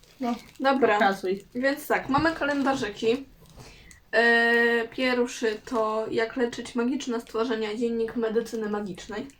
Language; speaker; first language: Polish; native; Polish